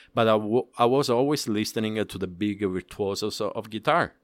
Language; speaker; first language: English; non-native, fluent; Italian